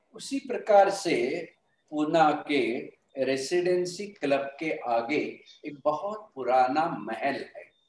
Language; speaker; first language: Hindi; non-native, local second language; Marathi